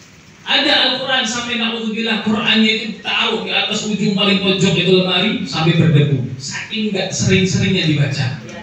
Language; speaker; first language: Indonesian; native; Indonesian